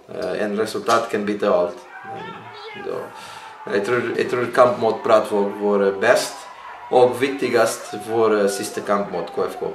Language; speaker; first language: Norwegian; non-native, learner; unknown